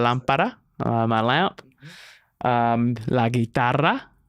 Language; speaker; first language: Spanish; non-native, learner; English